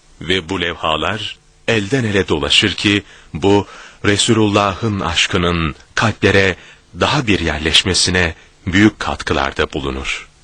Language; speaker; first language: Turkish; native; Turkish